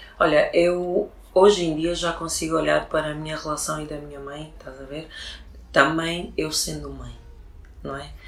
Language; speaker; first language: Portuguese; early bilingual, other home language; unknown